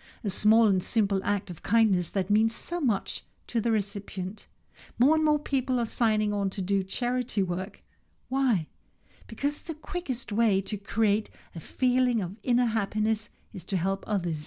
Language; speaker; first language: English; non-native, fluent; Danish